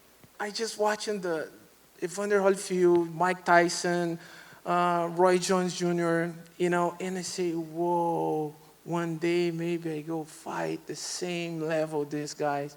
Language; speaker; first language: English; non-native, learner; Portuguese